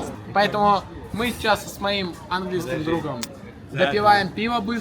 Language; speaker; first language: Russian; native; Russian